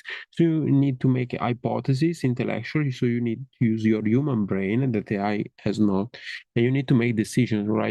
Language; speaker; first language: English; non-native, fluent; Italian